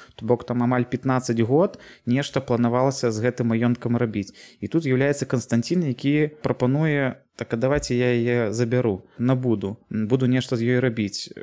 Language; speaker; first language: Belarusian; native; Belarusian